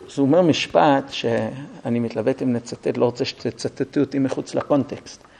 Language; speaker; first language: Hebrew; non-native, fluent; English